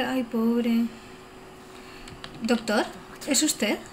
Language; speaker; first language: Spanish; native; Spanish